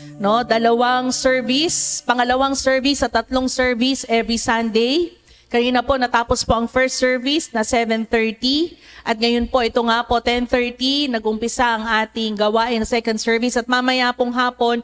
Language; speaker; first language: Filipino; native; Filipino